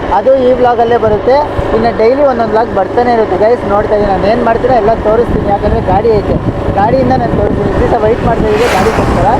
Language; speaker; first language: Kannada; non-native, local second language; Telugu